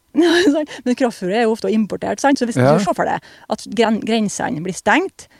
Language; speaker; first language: Norwegian; native; Norwegian